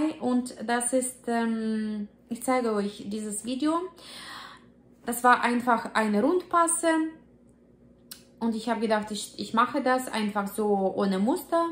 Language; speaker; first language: German; non-native, fluent; Russian